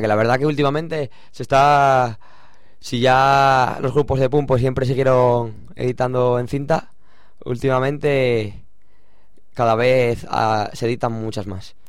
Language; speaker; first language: Spanish; native; Spanish